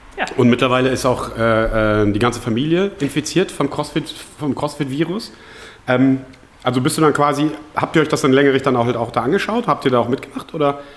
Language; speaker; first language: German; native; German